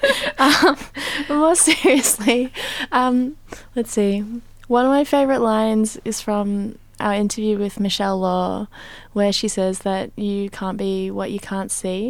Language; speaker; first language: English; native; English